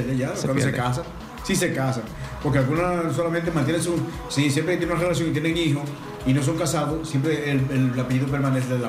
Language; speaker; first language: Spanish; native; Spanish